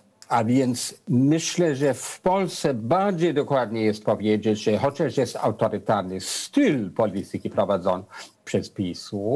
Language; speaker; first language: Polish; non-native, fluent; English